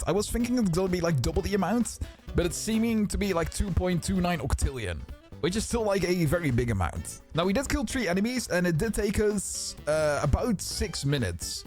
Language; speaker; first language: English; non-native, fluent; Dutch